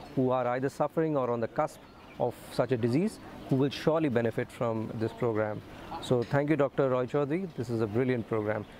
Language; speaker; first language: English; non-native, local second language; Hindi